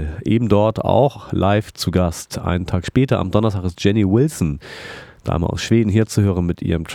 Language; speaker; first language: German; native; German